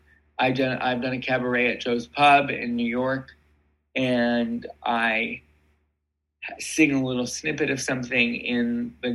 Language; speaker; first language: English; native; English